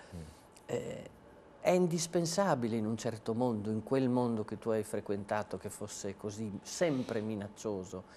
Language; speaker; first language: Italian; native; Italian